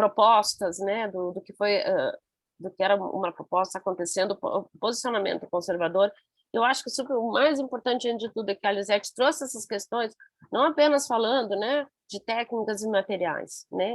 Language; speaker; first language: Portuguese; non-native, learner; Spanish